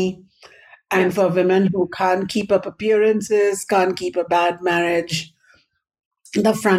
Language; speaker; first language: English; non-native, local second language; Hindi